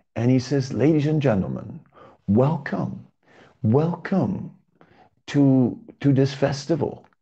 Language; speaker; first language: English; non-native, fluent; Dutch